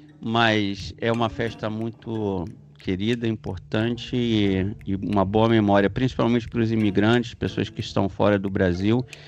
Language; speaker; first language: Portuguese; native; Portuguese